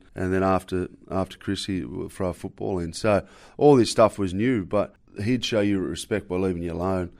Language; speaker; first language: English; native; English